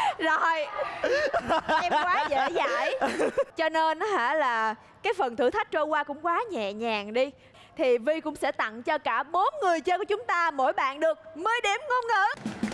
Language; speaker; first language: Vietnamese; native; Vietnamese